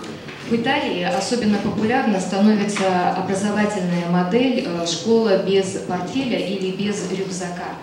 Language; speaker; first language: Russian; native; Russian